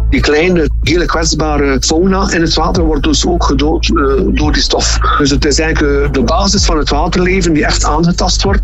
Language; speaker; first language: Dutch; native; Dutch